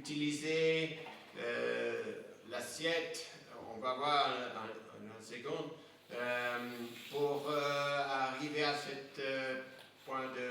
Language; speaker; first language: French; non-native, fluent; English